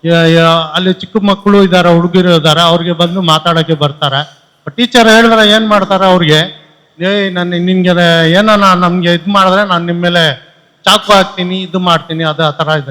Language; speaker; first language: Kannada; non-native, local second language; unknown